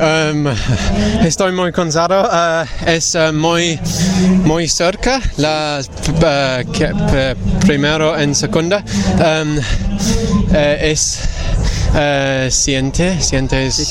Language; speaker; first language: Spanish; non-native, learner; English